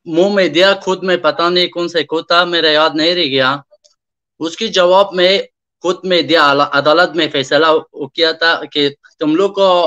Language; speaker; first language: Urdu; non-native, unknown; Persian